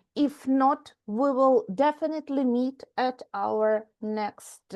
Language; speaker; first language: English; non-native, fluent; Ukrainian